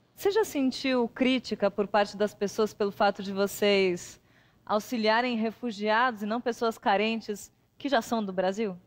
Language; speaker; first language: Portuguese; native; Portuguese